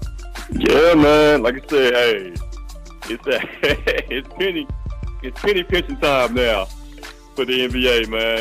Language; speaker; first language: English; native; English